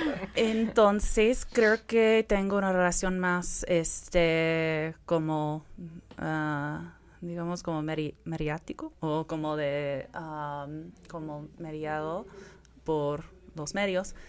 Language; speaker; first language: Spanish; non-native, fluent; English